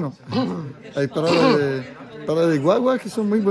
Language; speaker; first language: Spanish; non-native, learner; Italian